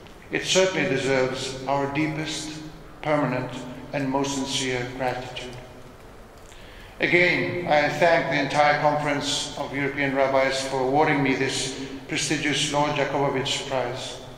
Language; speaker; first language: English; non-native, fluent; Spanish